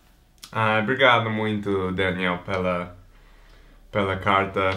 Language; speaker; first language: Portuguese; non-native, fluent; English